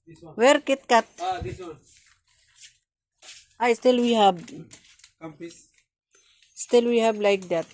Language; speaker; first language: English; non-native, learner; Filipino